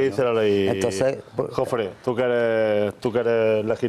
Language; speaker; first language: Spanish; native; Spanish